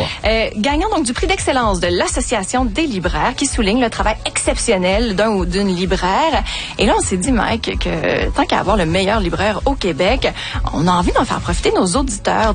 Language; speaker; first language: French; native; French